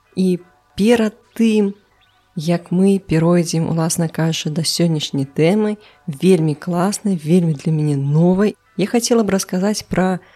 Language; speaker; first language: Belarusian; non-native, local second language; Russian